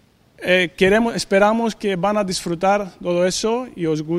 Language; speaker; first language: Spanish; non-native, fluent; Greek